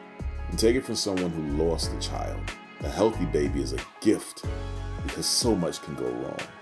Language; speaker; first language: English; native; English